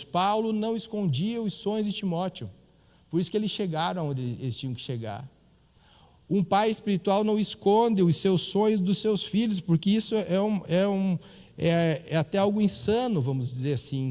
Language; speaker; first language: Portuguese; native; Portuguese